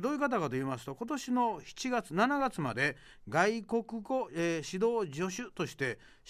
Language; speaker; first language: Japanese; native; Japanese